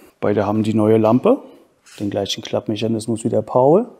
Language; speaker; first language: German; native; German